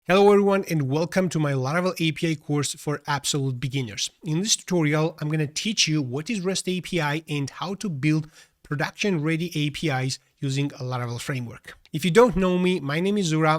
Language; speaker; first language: English; non-native, fluent; Georgian